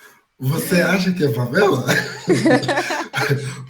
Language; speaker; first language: Portuguese; non-native, fluent; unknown